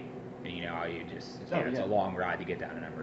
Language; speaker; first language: English; native; English